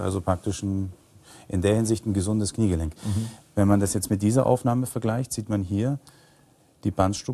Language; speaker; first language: German; native; German